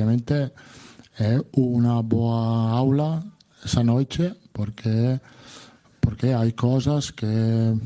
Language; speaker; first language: Portuguese; non-native, learner; Italian